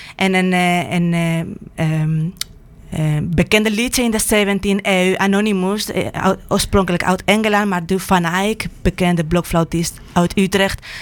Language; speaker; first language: Dutch; non-native, fluent; Spanish